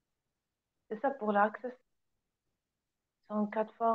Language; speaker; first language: French; non-native, learner; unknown